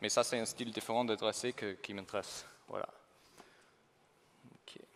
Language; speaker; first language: French; non-native, fluent; English